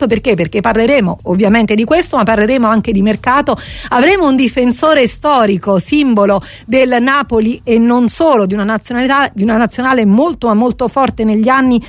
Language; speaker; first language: Italian; native; Italian